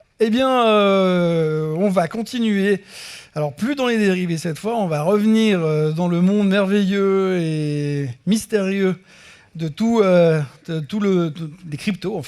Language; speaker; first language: French; native; French